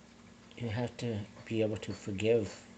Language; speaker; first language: English; native; English